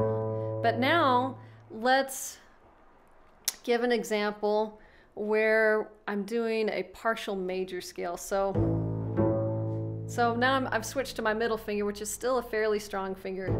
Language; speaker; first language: English; native; English